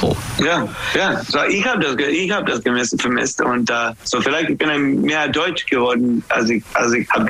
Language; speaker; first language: German; non-native, fluent; English